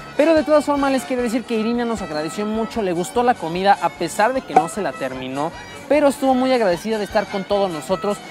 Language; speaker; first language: Spanish; native; Spanish